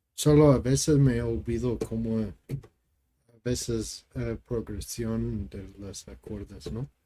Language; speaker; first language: Spanish; non-native, fluent; English